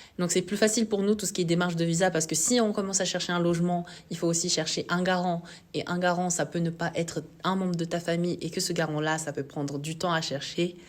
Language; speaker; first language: French; non-native, local second language; Malagasy